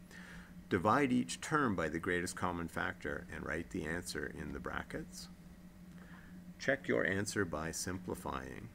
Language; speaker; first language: English; native; English